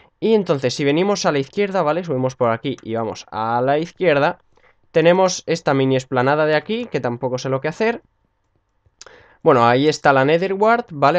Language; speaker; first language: Spanish; native; Spanish